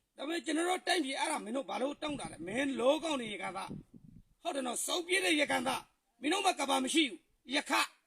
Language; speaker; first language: Burmese; non-native, local second language; Rohingya